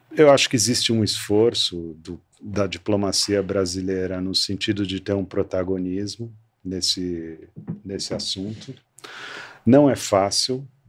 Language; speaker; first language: Portuguese; early bilingual, other home language; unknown